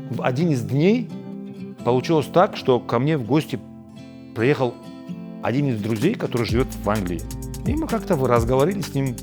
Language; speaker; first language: Russian; non-native, local second language; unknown